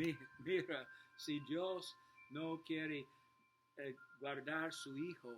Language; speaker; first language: Spanish; non-native, learner; English